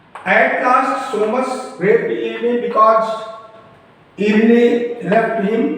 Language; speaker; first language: English; non-native, local second language; Hindi